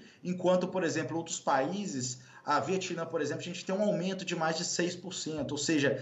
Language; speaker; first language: Portuguese; native; Portuguese